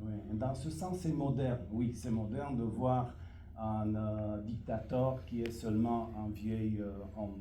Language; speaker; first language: French; non-native, fluent; Romanian